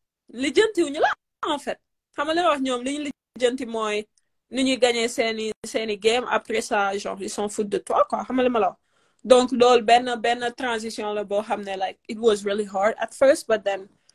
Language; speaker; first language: English; non-native, fluent; Wolof